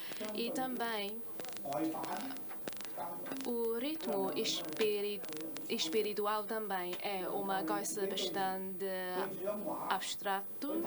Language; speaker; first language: Portuguese; non-native, fluent; Chinese